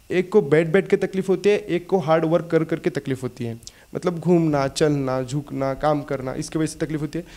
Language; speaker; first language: Hindi; non-native, local second language; Marathi